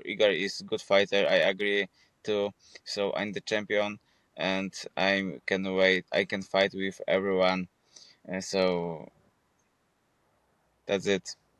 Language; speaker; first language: English; non-native, fluent; Polish